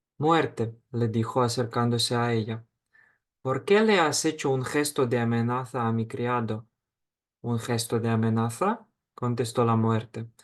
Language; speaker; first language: Spanish; non-native, fluent; Ukrainian